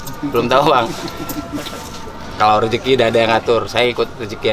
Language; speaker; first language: Indonesian; native; Indonesian